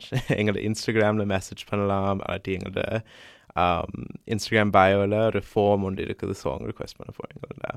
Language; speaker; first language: Tamil; early bilingual, heritage; Tamil